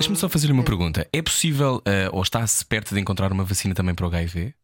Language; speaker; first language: Portuguese; native; Portuguese